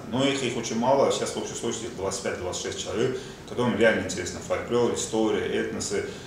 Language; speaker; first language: Russian; non-native, local second language; Azerbaijani